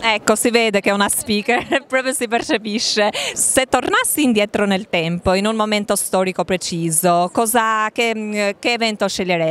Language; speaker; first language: Italian; native; Italian